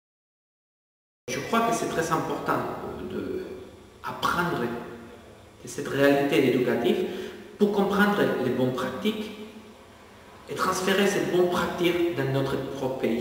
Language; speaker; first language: French; non-native, fluent; Spanish